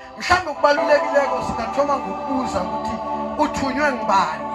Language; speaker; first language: Zulu; non-native, local second language; South Ndebele